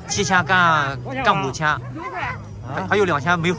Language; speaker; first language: Chinese; native; Chinese